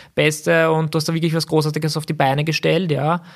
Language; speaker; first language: German; native; German